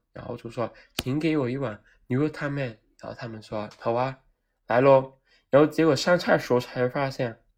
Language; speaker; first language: Chinese; non-native, local second language; Cantonese